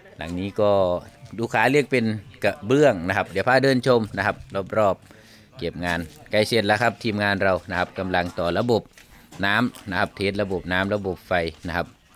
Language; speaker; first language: Thai; native; Thai